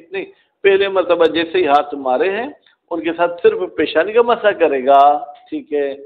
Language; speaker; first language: Urdu; non-native, local second language; Sindhi